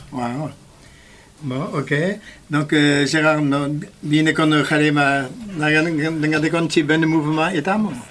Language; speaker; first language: Wolof; non-native, fluent; French